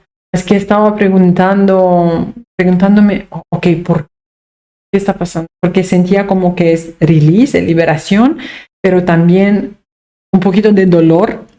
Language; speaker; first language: Spanish; non-native, fluent; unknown